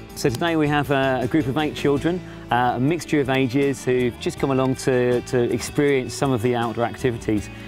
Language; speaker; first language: English; native; English